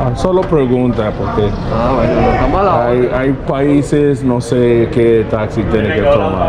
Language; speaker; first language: Spanish; non-native, learner; English